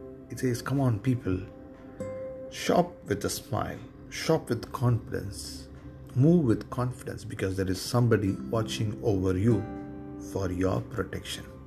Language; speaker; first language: English; non-native, local second language; Tamil